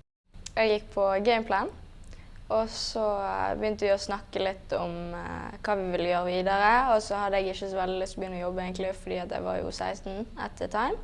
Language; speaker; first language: Norwegian; native; Norwegian